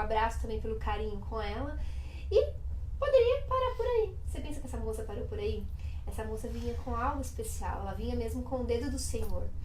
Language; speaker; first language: Portuguese; native; Portuguese